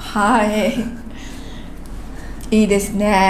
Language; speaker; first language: Japanese; non-native, fluent; Vietnamese